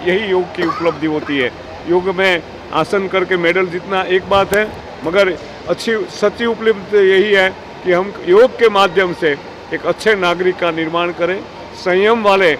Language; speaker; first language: Hindi; native; Hindi